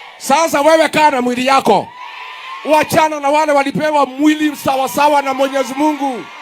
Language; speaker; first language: Swahili; non-native, local second language; Kikuyu